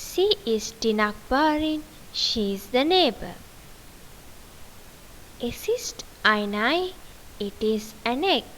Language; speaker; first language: German; non-native, learner; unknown